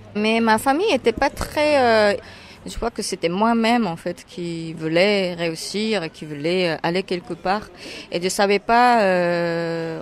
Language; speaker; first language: French; non-native, fluent; Japanese